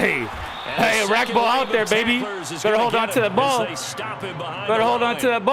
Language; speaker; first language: English; native; English